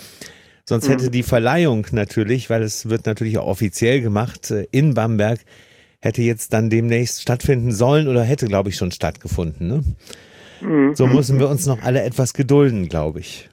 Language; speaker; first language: German; native; German